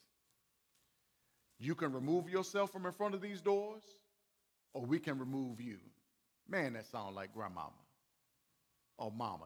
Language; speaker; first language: English; native; English